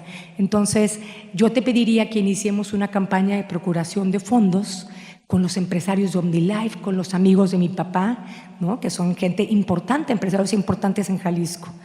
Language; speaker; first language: Spanish; native; Spanish